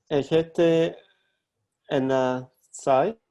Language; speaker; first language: Greek; non-native, learner; English